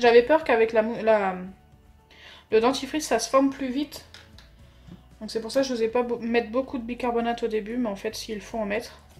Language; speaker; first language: French; native; French